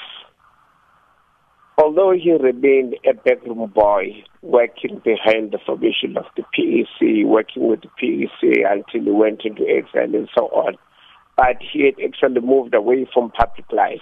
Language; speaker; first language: English; non-native, local second language; Xhosa